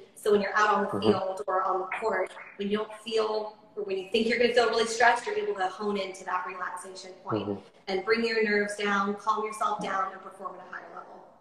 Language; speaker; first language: English; native; English